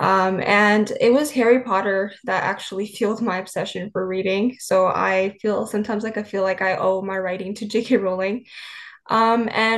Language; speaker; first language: English; native; English